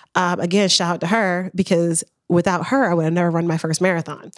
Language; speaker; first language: English; native; English